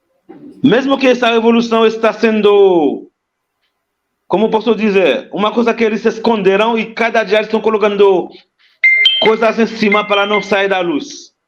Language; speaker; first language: Portuguese; non-native, fluent; Haitian Creole